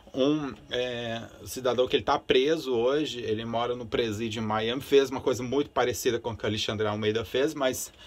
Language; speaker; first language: Portuguese; early bilingual, other home language; Spanish